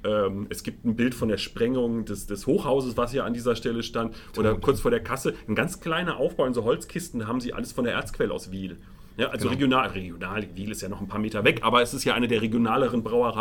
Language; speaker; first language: German; native; German